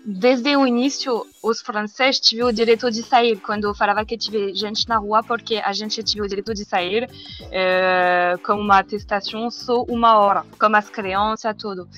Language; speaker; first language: Portuguese; non-native, learner; French